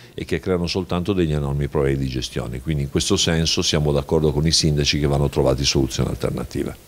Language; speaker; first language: Italian; native; Italian